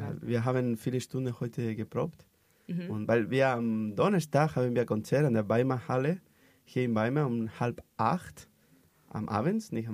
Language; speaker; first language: German; non-native, learner; Spanish